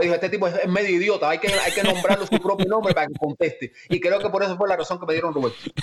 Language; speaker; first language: Spanish; early bilingual, heritage; Spanish